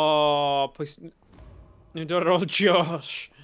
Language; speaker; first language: Welsh; native; Welsh